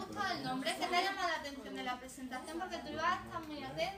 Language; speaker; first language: Spanish; native; Spanish